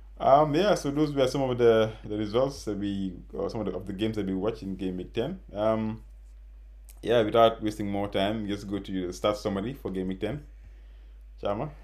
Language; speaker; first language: English; non-native, local second language; Wolof